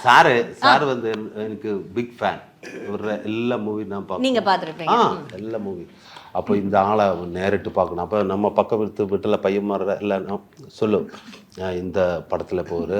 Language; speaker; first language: Tamil; non-native, learner; Malayalam